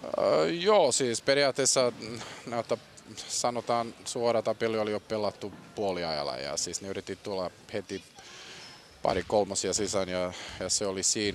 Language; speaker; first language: Finnish; non-native, fluent; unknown